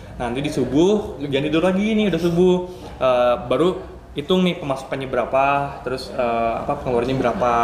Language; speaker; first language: Indonesian; native; Indonesian